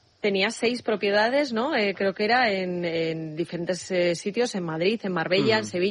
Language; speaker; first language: Spanish; native; Spanish